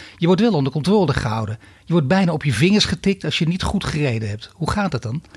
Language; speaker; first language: Dutch; native; Dutch